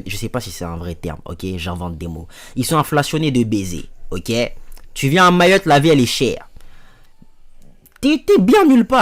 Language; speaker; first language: French; native; French